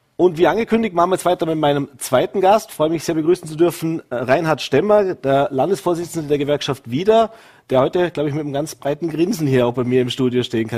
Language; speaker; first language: German; native; German